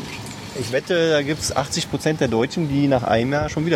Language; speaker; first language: German; native; German